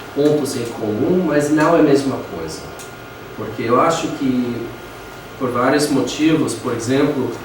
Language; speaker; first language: Portuguese; non-native, fluent; English